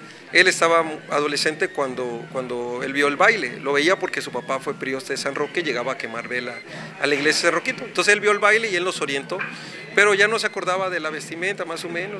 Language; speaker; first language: Spanish; native; Spanish